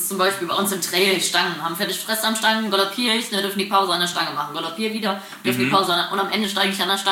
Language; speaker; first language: German; native; German